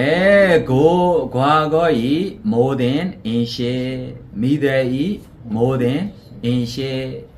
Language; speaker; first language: Korean; non-native, fluent; Burmese